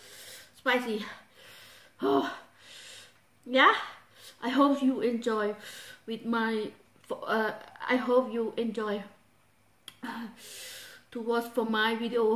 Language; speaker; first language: English; non-native, learner; Thai